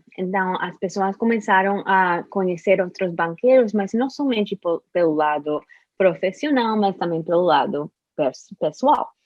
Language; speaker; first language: Portuguese; non-native, fluent; English